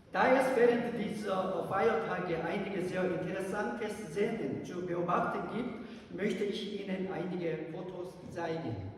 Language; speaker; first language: German; non-native, learner; Korean